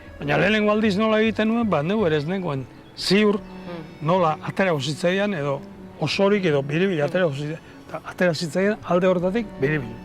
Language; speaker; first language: Basque; native; Basque